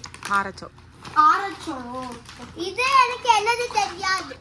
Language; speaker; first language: Tamil; early bilingual, heritage; Tamil